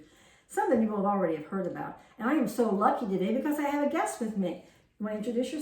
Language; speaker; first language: English; native; English